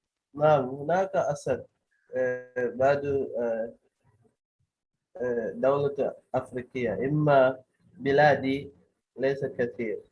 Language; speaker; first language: Arabic; non-native, learner; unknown